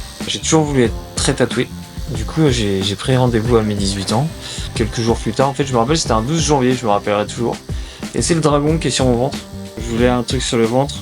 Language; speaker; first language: French; native; French